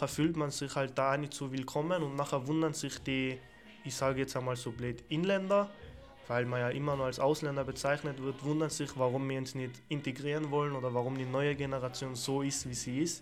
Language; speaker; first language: German; early bilingual, other home language; Turkish